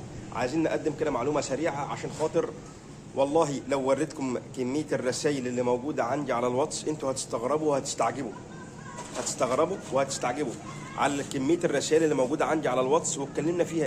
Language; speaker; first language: Arabic; native; Arabic